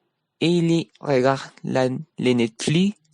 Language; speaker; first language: French; non-native, learner; Spanish